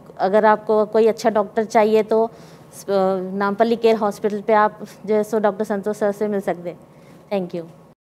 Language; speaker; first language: Hindi; native; Hindi